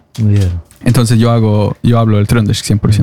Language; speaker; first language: Spanish; non-native, fluent; Norwegian